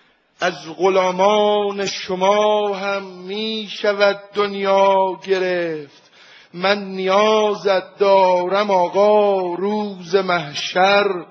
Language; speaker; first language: Persian; native; Persian